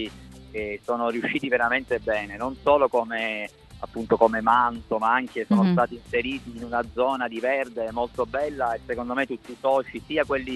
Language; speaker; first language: Italian; native; Italian